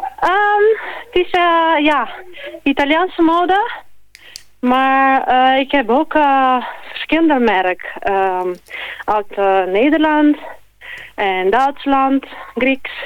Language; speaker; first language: Dutch; non-native, learner; Italian